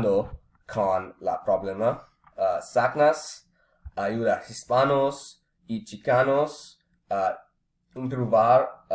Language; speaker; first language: Spanish; non-native, learner; English